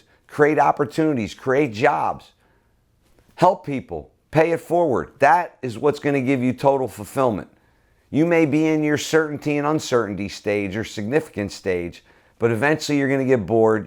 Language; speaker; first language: English; native; English